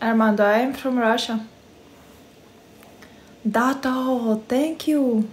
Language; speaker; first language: English; non-native, learner; Russian